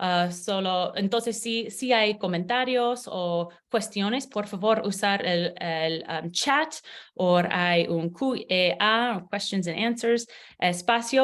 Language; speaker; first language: Spanish; non-native, learner; English